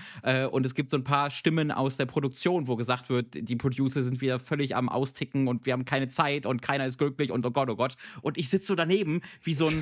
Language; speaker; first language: German; native; German